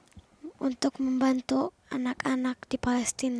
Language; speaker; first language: Indonesian; early bilingual, heritage; Arabic